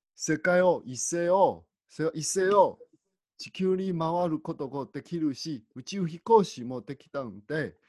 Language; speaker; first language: Japanese; non-native, learner; Chinese